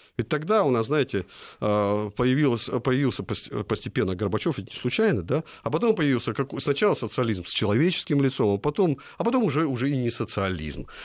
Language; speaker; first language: Russian; native; Russian